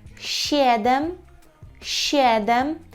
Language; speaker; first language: Polish; non-native, fluent; Ukrainian